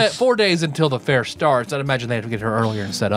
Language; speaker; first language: English; native; English